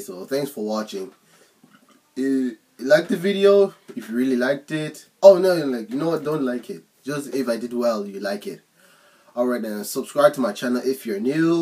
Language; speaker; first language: English; native; English